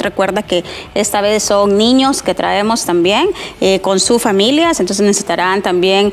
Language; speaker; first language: Spanish; native; Spanish